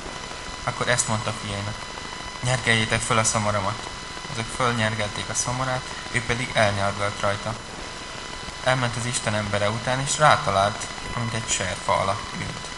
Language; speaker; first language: Hungarian; native; Hungarian